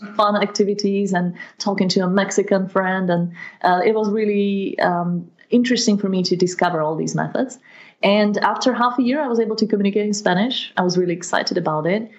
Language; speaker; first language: English; non-native, fluent; Slovak